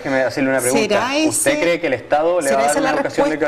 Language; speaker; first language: Spanish; native; Spanish